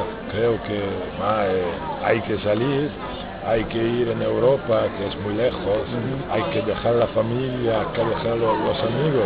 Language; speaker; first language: Spanish; non-native, fluent; French